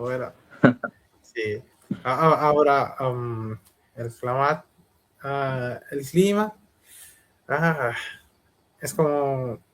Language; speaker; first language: Spanish; non-native, learner; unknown